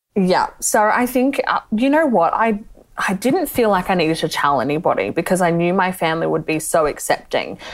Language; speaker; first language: English; native; English